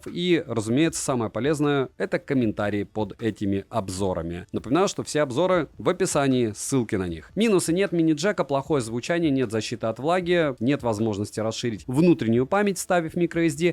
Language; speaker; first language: Russian; native; Russian